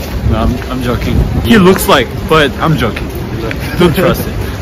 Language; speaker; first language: English; non-native, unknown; Korean